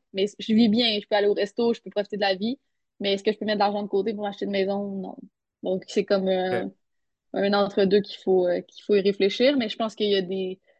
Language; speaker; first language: French; native; French